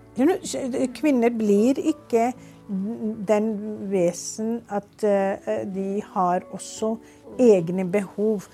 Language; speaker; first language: Norwegian; non-native, fluent; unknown